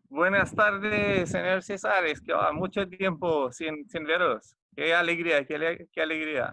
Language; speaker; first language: Spanish; non-native, fluent; Romanian